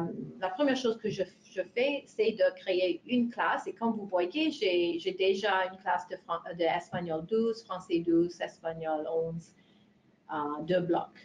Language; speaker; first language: French; non-native, fluent; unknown